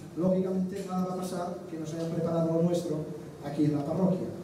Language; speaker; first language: Spanish; non-native, local second language; Catalan